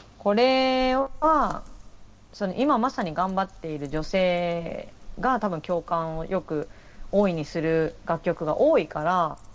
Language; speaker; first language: Japanese; native; Japanese